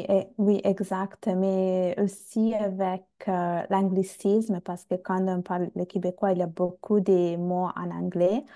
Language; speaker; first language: French; non-native, fluent; Bangla